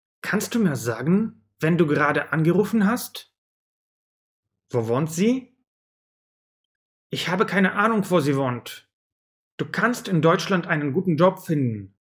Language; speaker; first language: German; non-native, fluent; Russian